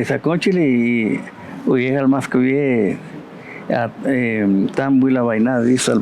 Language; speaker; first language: Russian; non-native, learner; Spanish